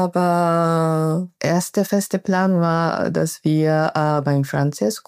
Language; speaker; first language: German; non-native, learner; Japanese